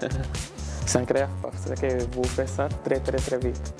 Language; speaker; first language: French; non-native, learner; Spanish